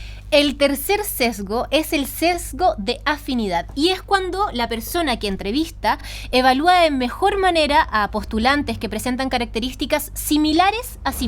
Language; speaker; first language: Spanish; native; Spanish